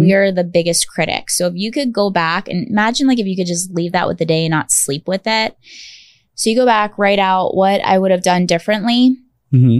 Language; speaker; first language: English; native; English